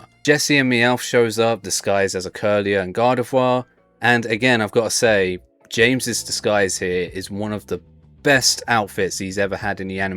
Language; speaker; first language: English; native; English